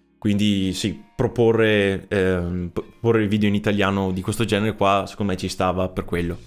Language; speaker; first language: Italian; native; Italian